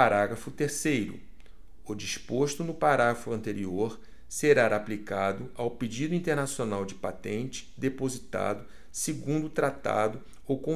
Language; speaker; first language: Portuguese; native; Portuguese